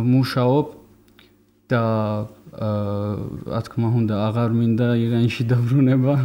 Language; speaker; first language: Georgian; early bilingual, heritage; Georgian